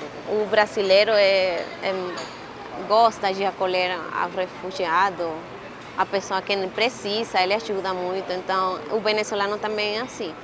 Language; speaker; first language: Portuguese; non-native, learner; Spanish